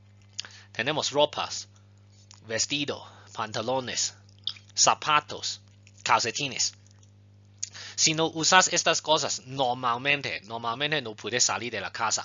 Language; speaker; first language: Spanish; non-native, fluent; Chinese